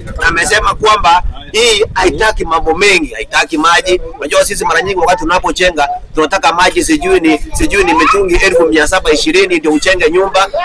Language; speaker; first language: Swahili; non-native, local second language; Gusii